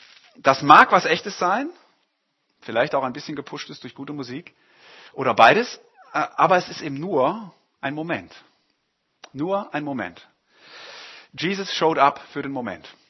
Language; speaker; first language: German; native; German